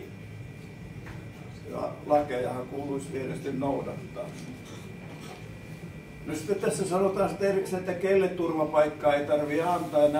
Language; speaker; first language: Finnish; native; Finnish